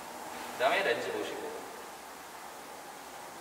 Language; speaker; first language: Korean; native; Korean